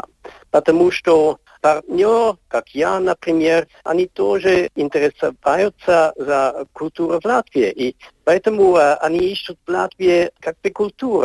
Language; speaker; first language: Russian; non-native, learner; Swiss German